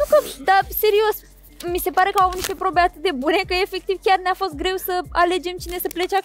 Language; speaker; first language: Romanian; native; Romanian